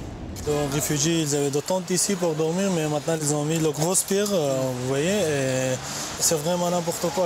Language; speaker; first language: French; non-native, learner; Persian